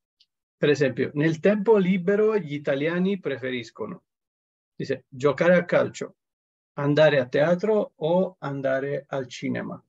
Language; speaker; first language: Italian; non-native, fluent; Spanish